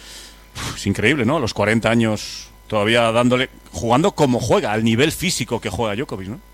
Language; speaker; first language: Spanish; native; Spanish